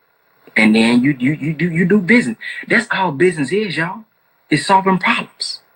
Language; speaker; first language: English; native; English